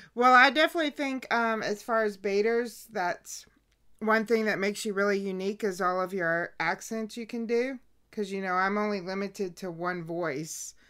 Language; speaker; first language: English; native; English